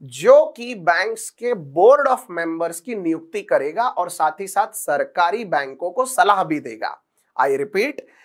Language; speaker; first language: Hindi; non-native, local second language; Marathi